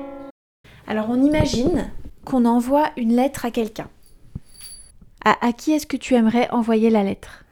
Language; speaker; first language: French; native; French